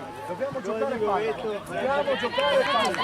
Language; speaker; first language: Italian; native; Italian